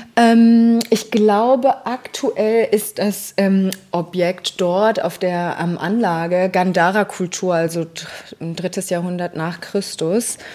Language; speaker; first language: German; early bilingual, other home language; Persian